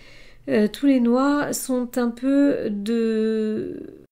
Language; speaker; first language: French; native; French